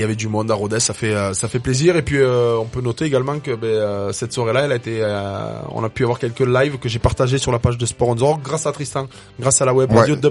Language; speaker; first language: French; native; French